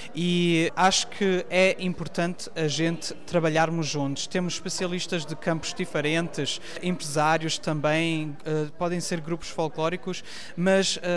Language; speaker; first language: Portuguese; early bilingual, heritage; Portuguese